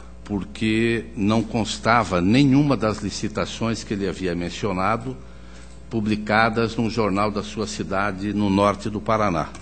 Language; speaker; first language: Portuguese; native; Portuguese